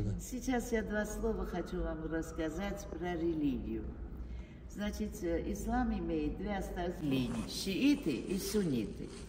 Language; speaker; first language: Russian; non-native, fluent; Armenian